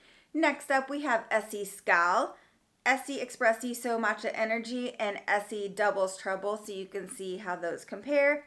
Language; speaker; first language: English; native; English